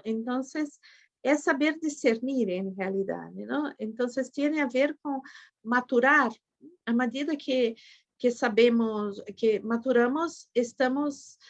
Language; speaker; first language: Spanish; non-native, fluent; Portuguese